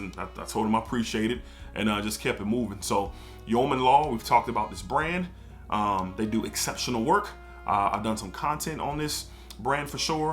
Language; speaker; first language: English; native; English